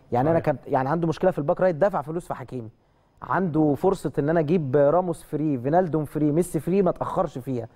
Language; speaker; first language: Egyptian Arabic; native; Egyptian Arabic